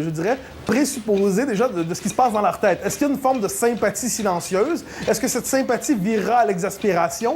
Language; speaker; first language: French; native; French